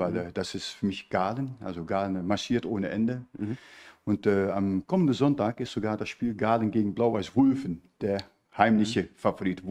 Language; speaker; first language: German; native; German